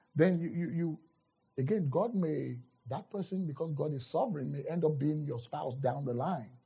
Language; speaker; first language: English; non-native, local second language; Yoruba